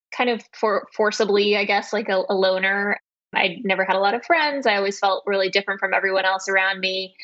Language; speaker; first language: English; native; English